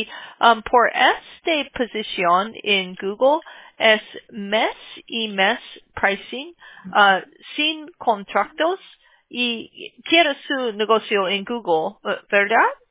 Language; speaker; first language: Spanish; non-native, learner; English